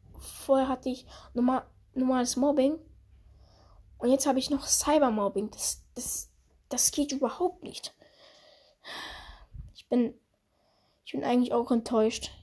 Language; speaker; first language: German; early bilingual, other home language; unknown